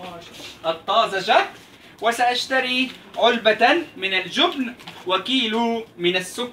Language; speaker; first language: Arabic; non-native, fluent; Indonesian